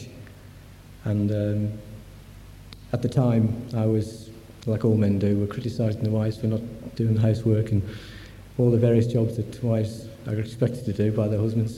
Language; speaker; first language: English; native; English